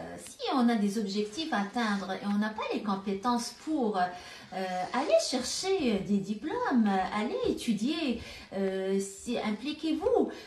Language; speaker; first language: French; non-native, local second language; Tachelhit